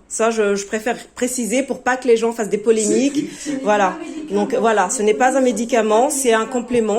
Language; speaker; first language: French; native; French